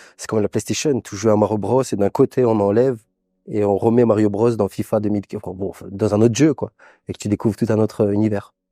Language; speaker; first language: French; early bilingual, other home language; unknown